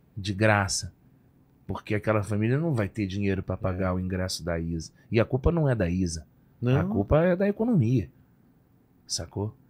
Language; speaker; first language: Portuguese; native; Portuguese